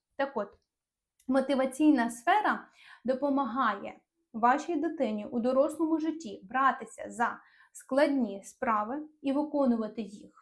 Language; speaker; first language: Ukrainian; non-native, local second language; Russian